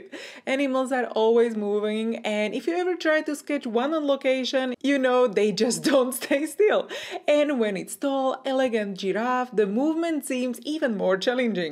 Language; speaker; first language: English; non-native, fluent; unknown